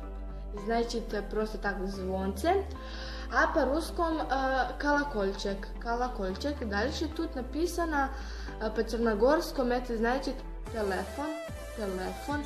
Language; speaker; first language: Russian; non-native, learner; Serbian